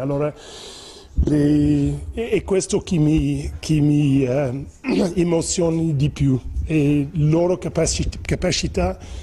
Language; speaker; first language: Italian; non-native, fluent; English